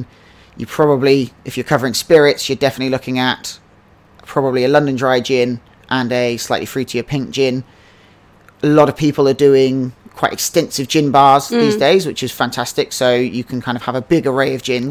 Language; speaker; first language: English; native; English